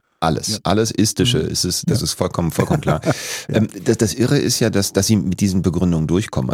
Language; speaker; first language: German; native; German